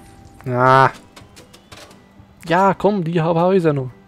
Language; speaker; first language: German; native; German